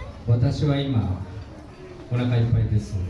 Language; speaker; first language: Japanese; non-native, learner; Filipino